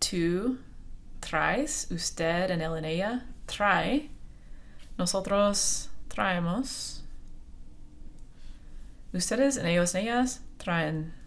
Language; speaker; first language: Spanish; non-native, fluent; English